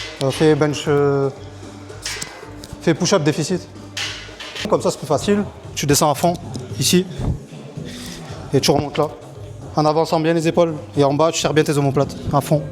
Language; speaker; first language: French; native; French